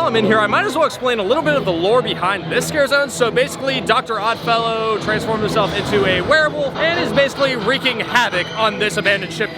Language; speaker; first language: English; native; English